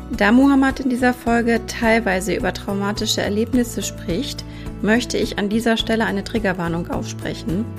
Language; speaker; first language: German; native; German